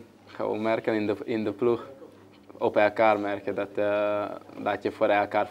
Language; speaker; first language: Dutch; non-native, learner; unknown